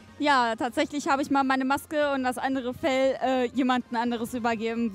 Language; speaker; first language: German; native; German